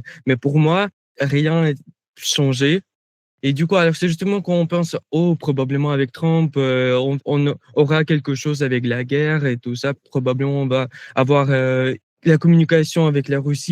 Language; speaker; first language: French; non-native, fluent; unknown